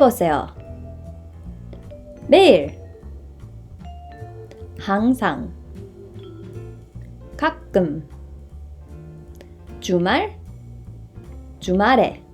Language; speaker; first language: Korean; non-native, fluent; English